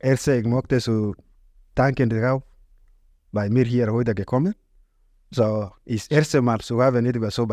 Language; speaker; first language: German; non-native, learner; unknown